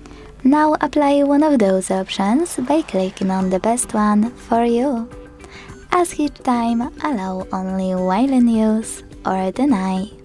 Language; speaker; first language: English; non-native, fluent; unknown